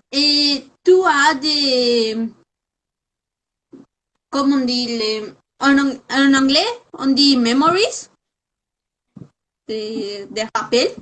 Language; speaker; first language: French; non-native, fluent; Spanish